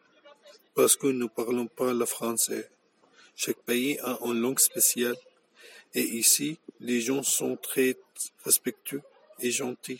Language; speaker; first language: French; non-native, learner; Arabic